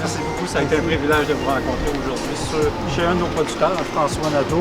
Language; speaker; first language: French; native; French